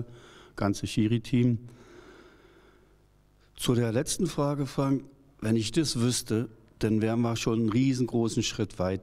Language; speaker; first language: German; native; German